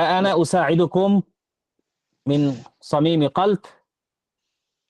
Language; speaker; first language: Arabic; non-native, fluent; Bangla